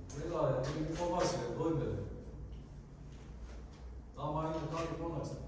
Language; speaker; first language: Greek; early bilingual, other home language; Albanian